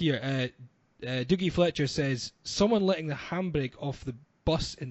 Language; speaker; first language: English; native; English